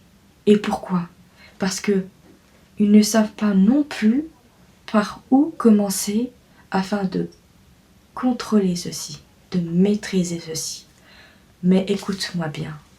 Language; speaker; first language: French; native; French